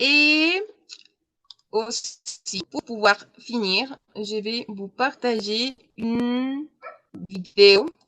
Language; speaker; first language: French; non-native, learner; Spanish